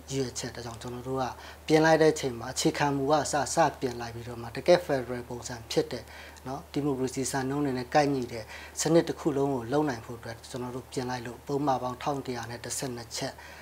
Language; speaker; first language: Burmese; non-native, local second language; Shan